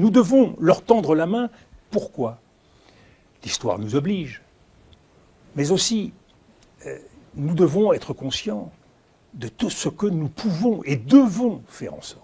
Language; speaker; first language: French; native; French